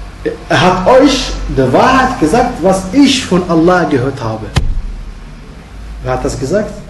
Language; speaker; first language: German; non-native, fluent; Arabic